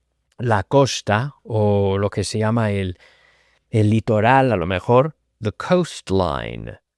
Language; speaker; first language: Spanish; non-native, fluent; English